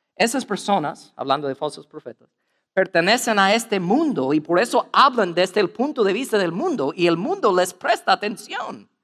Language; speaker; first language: Spanish; non-native, fluent; English